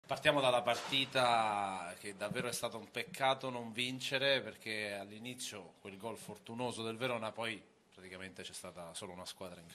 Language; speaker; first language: Italian; native; Italian